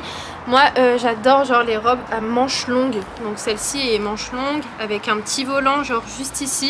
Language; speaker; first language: French; native; French